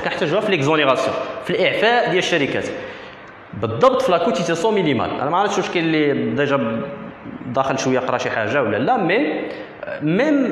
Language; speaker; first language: French; non-native, local second language; Arabic